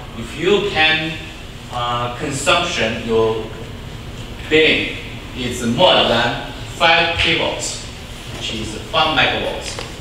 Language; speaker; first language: English; non-native, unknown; Chinese